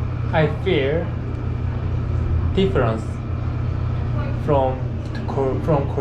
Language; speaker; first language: English; non-native, learner; Korean